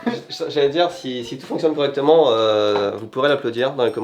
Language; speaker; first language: French; native; French